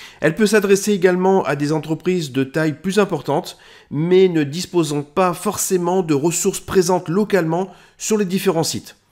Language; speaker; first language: French; native; French